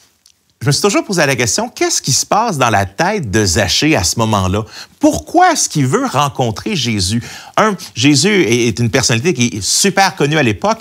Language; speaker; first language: French; native; French